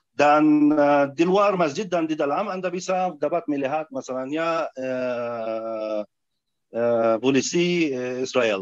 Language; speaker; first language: Indonesian; non-native, fluent; Arabic